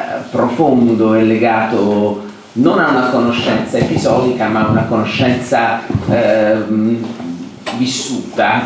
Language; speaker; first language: Italian; native; Italian